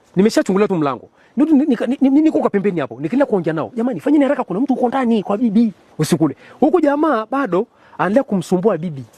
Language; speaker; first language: Swahili; native; Swahili